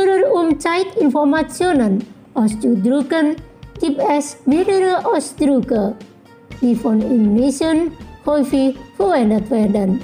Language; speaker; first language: German; non-native, learner; Indonesian